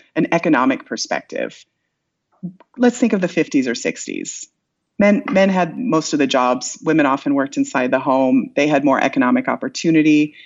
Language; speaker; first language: English; native; English